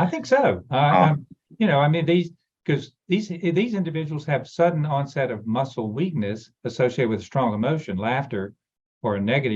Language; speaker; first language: English; native; English